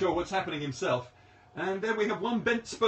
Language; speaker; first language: English; native; English